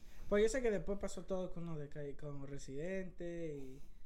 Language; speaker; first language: Spanish; early bilingual, heritage; Spanish